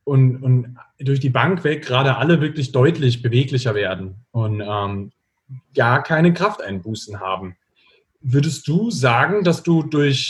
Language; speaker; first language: German; native; German